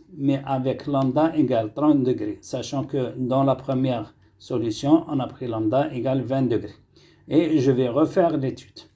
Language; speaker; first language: French; non-native, local second language; Arabic